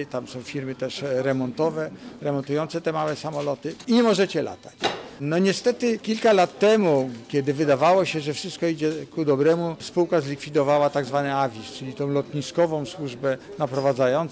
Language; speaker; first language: Polish; native; Polish